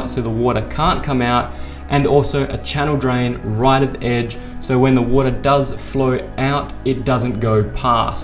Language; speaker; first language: English; native; English